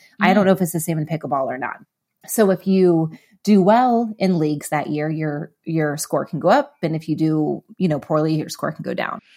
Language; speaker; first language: English; native; English